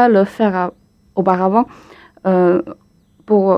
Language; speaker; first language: French; non-native, fluent; Chinese